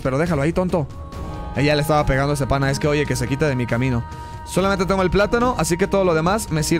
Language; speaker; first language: Spanish; native; Spanish